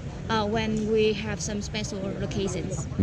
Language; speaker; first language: English; non-native, learner; Vietnamese